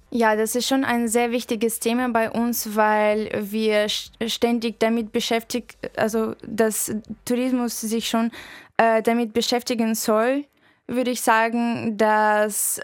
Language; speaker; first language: German; non-native, fluent; Russian